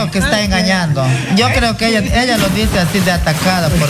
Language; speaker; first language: Spanish; native; Spanish